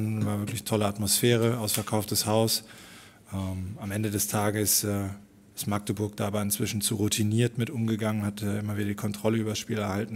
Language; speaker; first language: German; native; German